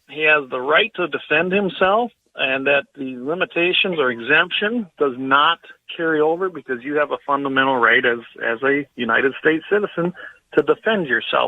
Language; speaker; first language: English; native; English